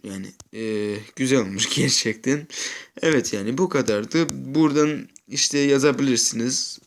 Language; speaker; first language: Turkish; early bilingual, heritage; Turkish